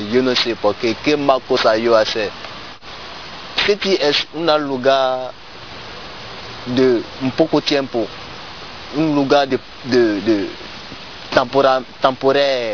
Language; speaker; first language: Spanish; non-native, learner; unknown